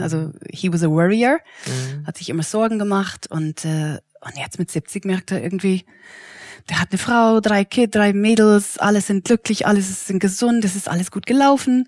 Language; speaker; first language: German; non-native, fluent; English